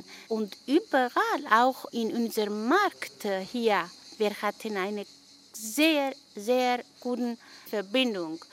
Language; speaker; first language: German; non-native, fluent; Greek